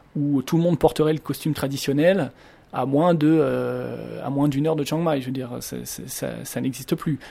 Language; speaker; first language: French; native; French